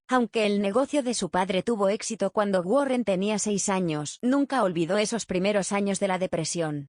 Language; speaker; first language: Spanish; native; Spanish